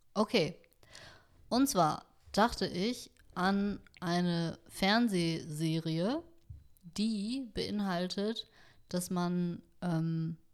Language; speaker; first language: German; early bilingual, other home language; Vietnamese